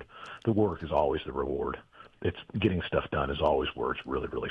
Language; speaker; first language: English; native; English